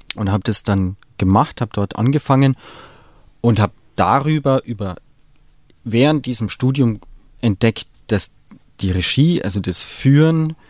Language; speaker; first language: German; native; German